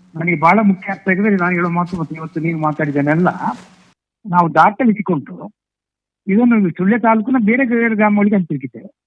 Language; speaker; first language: Kannada; native; Kannada